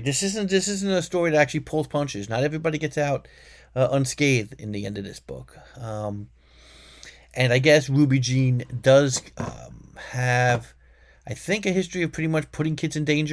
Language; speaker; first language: English; native; English